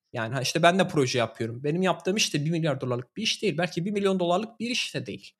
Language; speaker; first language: Turkish; native; Turkish